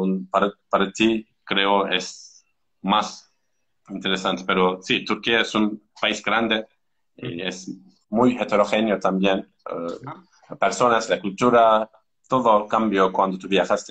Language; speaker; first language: Spanish; non-native, learner; Turkish